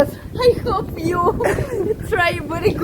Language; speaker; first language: English; non-native, learner; Russian